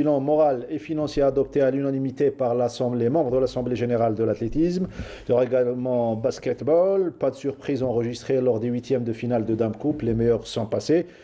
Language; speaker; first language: French; non-native, local second language; Arabic